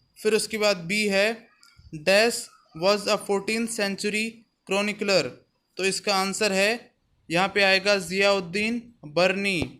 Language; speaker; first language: Hindi; native; Hindi